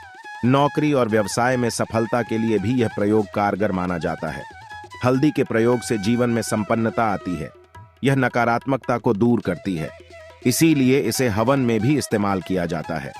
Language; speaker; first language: Hindi; native; Hindi